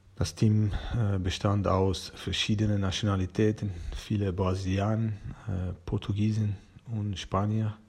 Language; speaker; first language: German; non-native, learner; Persian